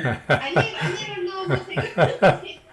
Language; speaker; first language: English; non-native, fluent; Macedonian